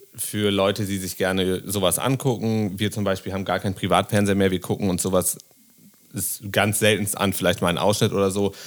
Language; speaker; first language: German; native; German